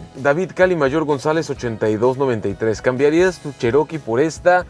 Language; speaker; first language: Spanish; native; Spanish